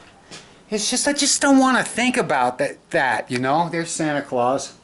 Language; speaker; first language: English; native; English